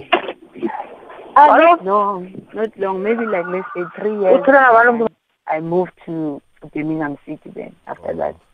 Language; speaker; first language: English; non-native, local second language; Xhosa